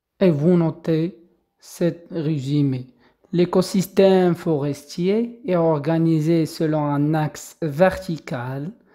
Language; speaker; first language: French; non-native, local second language; Arabic